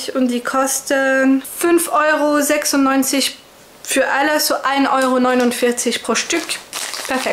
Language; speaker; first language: German; non-native, fluent; French